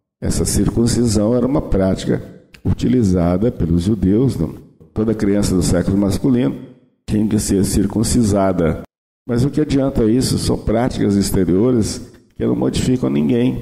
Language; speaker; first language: Portuguese; native; Portuguese